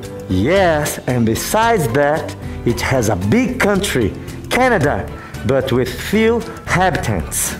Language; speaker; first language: English; non-native, fluent; Portuguese